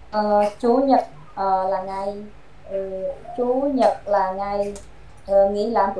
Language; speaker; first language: Vietnamese; non-native, learner; Khmer